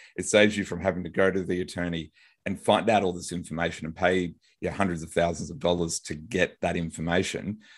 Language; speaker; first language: English; native; English